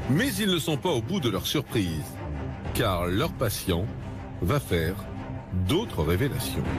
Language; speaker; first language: French; native; French